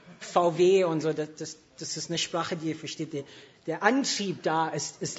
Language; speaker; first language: German; non-native, fluent; English